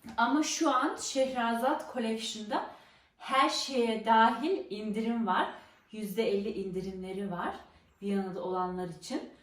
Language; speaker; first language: Turkish; early bilingual, heritage; Turkish